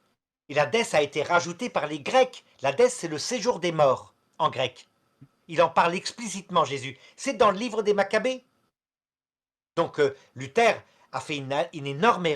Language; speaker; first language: French; native; French